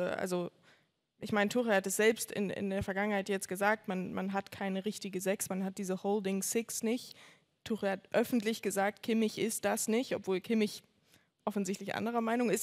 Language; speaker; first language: German; native; German